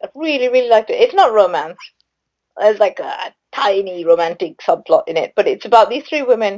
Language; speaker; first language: English; non-native, local second language; Sinhala